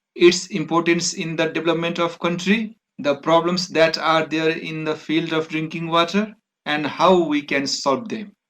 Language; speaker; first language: English; non-native, local second language; Nepali